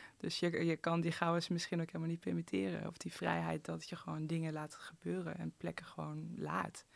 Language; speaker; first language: Dutch; early bilingual, other home language; Persian